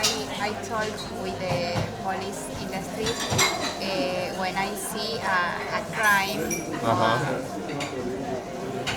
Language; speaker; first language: English; non-native, learner; Spanish